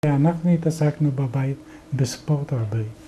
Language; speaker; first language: Hebrew; non-native, fluent; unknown